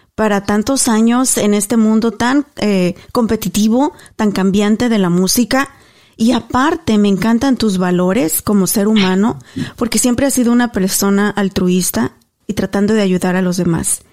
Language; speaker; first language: Spanish; native; Spanish